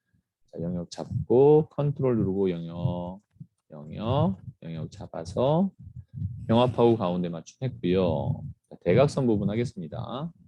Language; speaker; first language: Korean; native; Korean